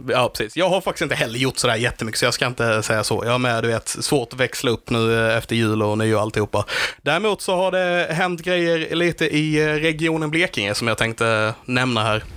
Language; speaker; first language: Swedish; native; Swedish